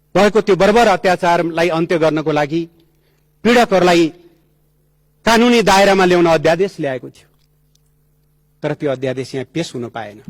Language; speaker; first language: Nepali; native; Nepali